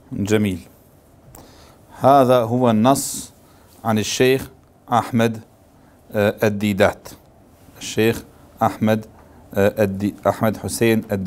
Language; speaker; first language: Arabic; non-native, fluent; Bosnian